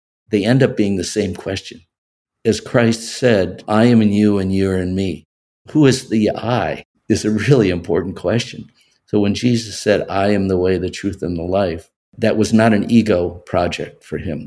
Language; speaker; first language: English; native; English